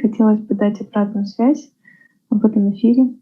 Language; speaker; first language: Russian; native; Russian